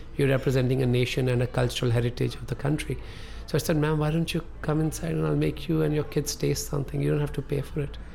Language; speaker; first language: English; non-native, local second language; Punjabi